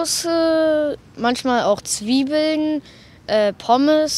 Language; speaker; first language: German; native; German